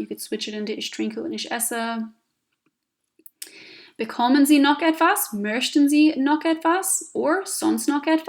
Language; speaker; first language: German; non-native, fluent; English